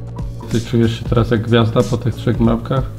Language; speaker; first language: Polish; native; Polish